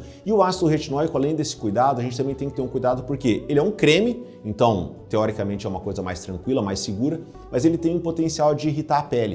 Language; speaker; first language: Portuguese; native; Portuguese